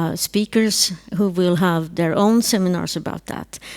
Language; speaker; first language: English; non-native, fluent; Swedish